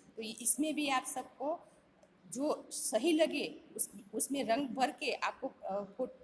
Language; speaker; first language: Hindi; non-native, local second language; Gujarati